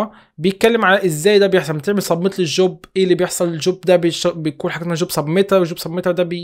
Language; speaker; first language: Arabic; native; Arabic